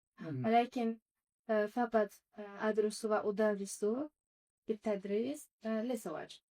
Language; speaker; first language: Arabic; non-native, learner; Azerbaijani